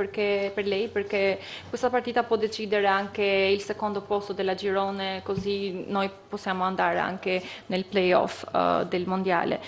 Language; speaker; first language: Italian; non-native, fluent; Albanian